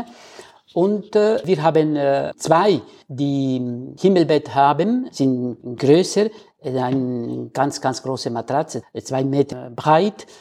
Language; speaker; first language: German; non-native, fluent; Spanish